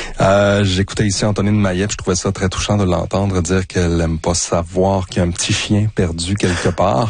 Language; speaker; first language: French; native; French